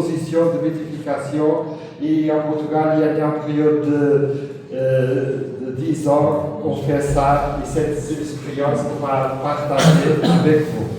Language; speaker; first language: French; non-native, fluent; Portuguese